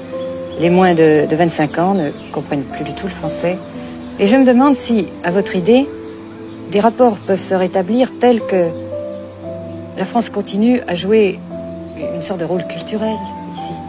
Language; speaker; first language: French; native; French